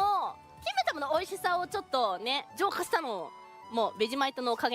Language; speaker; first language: Japanese; native; Japanese